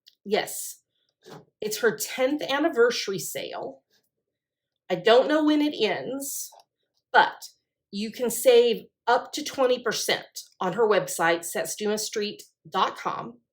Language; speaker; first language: English; native; English